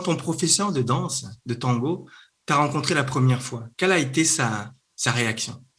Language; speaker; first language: French; native; French